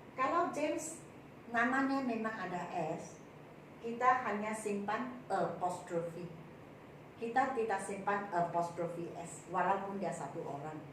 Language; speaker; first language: Malay; non-native, local second language; Chinese